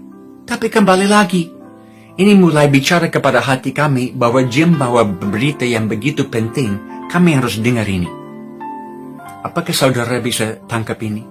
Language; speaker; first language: Indonesian; non-native, fluent; English